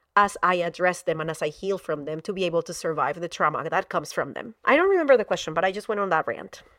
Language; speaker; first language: English; non-native, fluent; Spanish